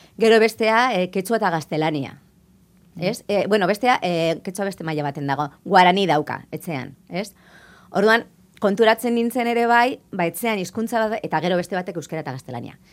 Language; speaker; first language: Basque; native; Basque